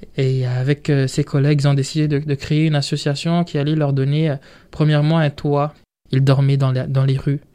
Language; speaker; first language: French; non-native, local second language; Rundi